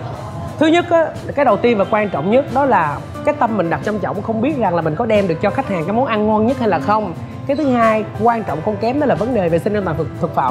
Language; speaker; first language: Vietnamese; native; Vietnamese